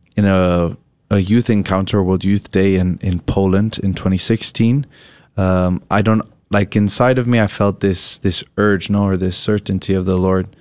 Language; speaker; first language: English; native; English